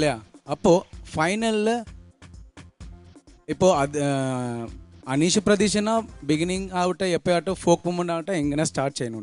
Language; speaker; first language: Malayalam; non-native, local second language; Tamil